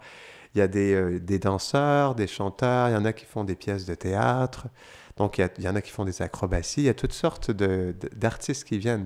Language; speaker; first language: French; native; French